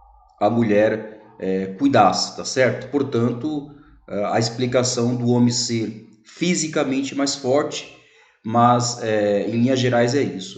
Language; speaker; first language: Portuguese; native; Portuguese